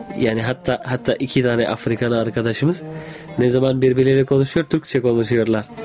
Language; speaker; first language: Turkish; non-native, fluent; Arabic